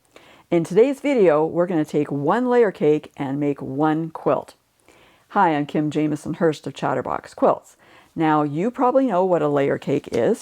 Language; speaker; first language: English; native; English